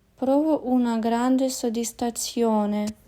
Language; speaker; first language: Italian; non-native, fluent; Ukrainian